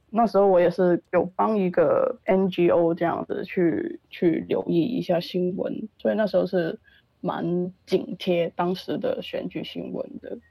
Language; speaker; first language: Chinese; non-native, local second language; Cantonese